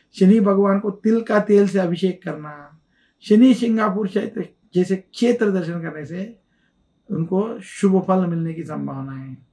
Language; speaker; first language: Hindi; non-native, local second language; Telugu